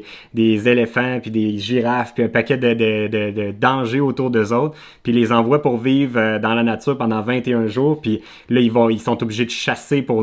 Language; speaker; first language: French; native; French